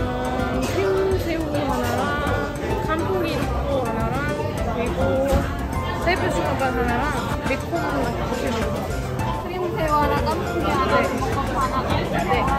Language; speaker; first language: Korean; non-native, learner; French